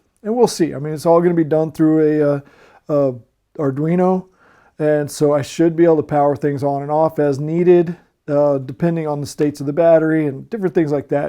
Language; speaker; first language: English; native; English